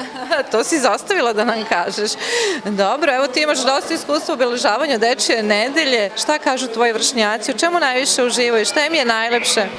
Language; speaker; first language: Serbian; native; Serbian